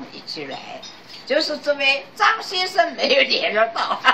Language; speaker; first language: Chinese; non-native, local second language; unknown